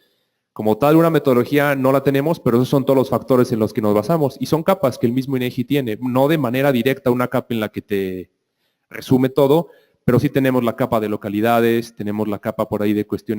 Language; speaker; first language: Spanish; native; Spanish